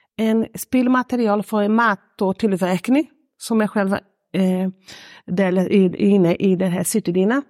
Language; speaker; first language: Swedish; non-native, fluent; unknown